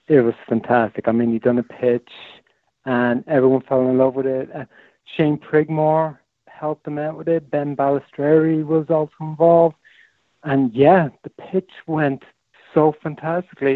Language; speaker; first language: English; native; English